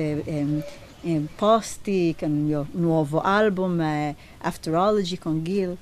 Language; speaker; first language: Italian; non-native, learner; Hebrew